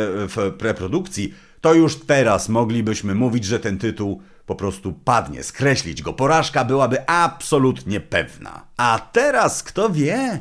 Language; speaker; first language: Polish; native; Polish